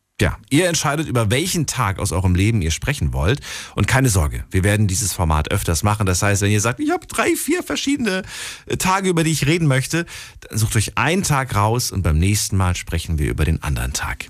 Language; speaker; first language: German; native; German